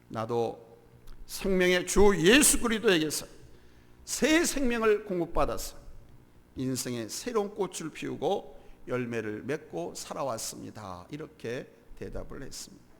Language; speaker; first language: Korean; native; Korean